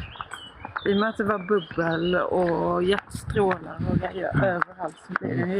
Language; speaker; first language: Swedish; native; Swedish